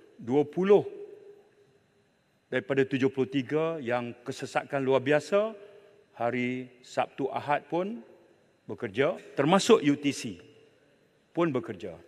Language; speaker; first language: Malay; native; Malay